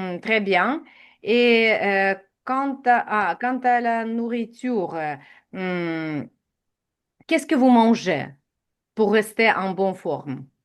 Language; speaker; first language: French; non-native, fluent; Ukrainian